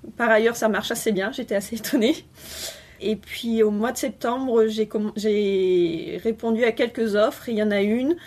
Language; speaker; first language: French; native; French